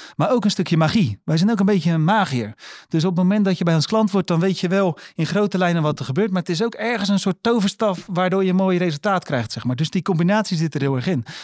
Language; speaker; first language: Dutch; native; Dutch